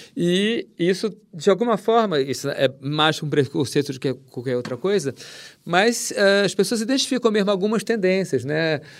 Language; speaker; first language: Portuguese; native; Portuguese